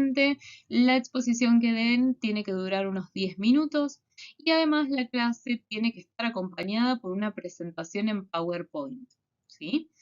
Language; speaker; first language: Spanish; native; Spanish